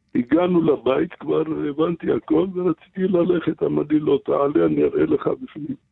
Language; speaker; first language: Hebrew; non-native, fluent; Arabic